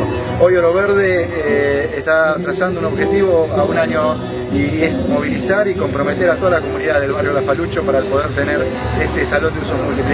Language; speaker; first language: Spanish; native; Spanish